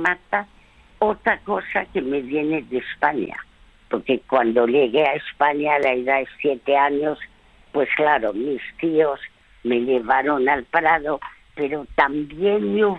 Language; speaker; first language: Spanish; early bilingual, other home language; French